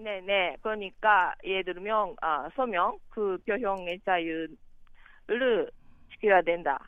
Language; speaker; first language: Korean; non-native, learner; Japanese